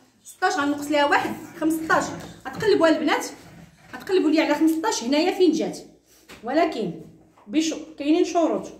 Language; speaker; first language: Arabic; native; Arabic